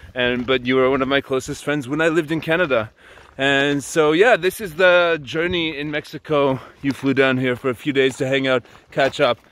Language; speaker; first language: English; native; English